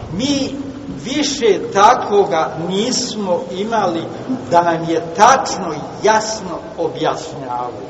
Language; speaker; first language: Bosnian; native; Bosnian